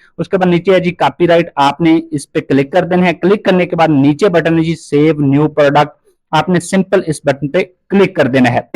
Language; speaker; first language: Urdu; non-native, local second language; Punjabi